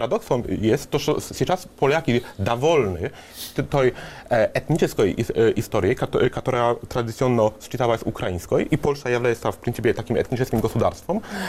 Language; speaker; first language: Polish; non-native, learner; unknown